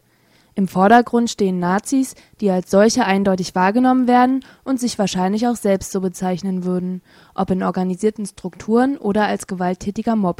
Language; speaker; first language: German; native; German